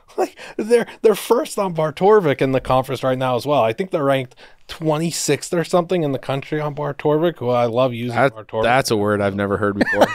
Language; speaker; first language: English; native; English